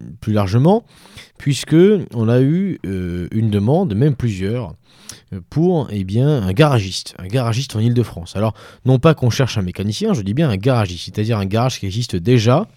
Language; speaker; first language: French; native; French